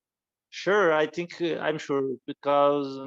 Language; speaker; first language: English; non-native, learner; Portuguese